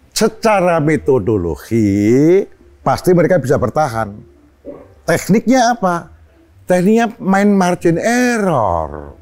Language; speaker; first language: Indonesian; non-native, local second language; Javanese